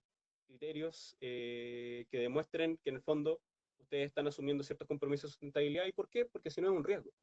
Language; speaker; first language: Spanish; native; Spanish